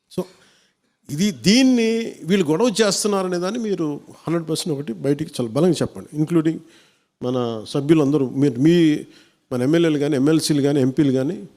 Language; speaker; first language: Telugu; native; Telugu